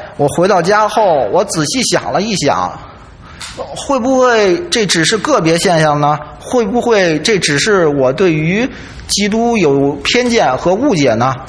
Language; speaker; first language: Chinese; native; Chinese